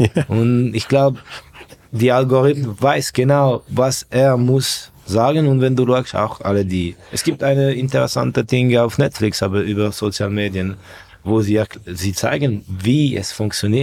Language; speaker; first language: German; non-native, fluent; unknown